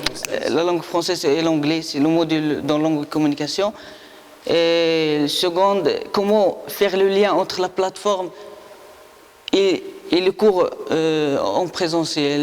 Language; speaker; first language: French; non-native, local second language; Arabic